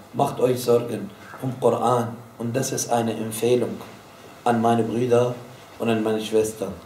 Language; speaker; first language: German; non-native, fluent; Arabic